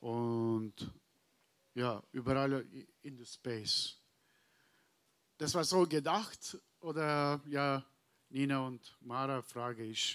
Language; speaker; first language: German; non-native, learner; Turkish